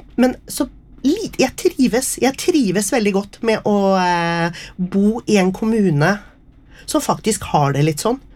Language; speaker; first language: Norwegian; native; Norwegian